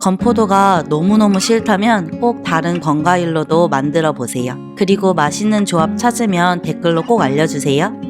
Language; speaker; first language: Korean; native; Korean